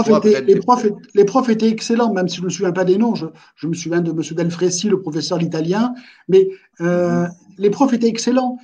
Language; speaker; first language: French; native; French